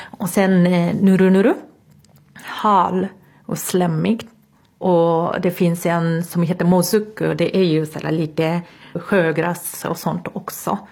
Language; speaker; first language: Swedish; non-native, fluent; Japanese